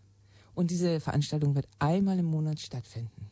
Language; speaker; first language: German; native; German